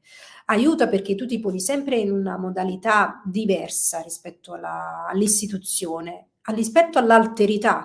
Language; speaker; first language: Italian; native; Italian